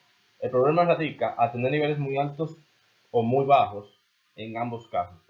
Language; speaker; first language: Spanish; native; Spanish